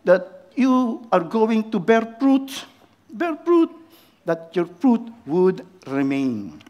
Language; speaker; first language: English; non-native, local second language; Filipino